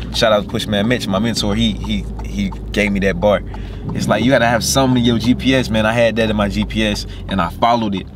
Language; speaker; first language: English; native; English